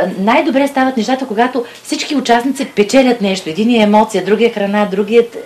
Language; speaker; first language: Bulgarian; native; Bulgarian